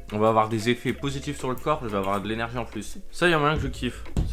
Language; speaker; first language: French; native; French